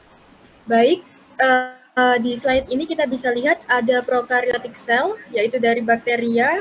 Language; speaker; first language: Indonesian; native; Indonesian